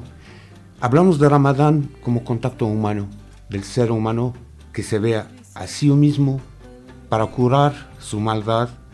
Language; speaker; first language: Spanish; non-native, fluent; Arabic